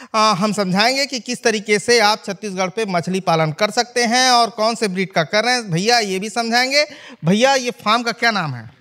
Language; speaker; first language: Hindi; native; Hindi